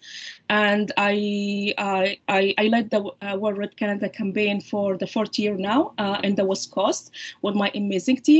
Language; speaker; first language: English; non-native, fluent; Arabic